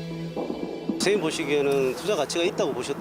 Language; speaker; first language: Korean; native; Korean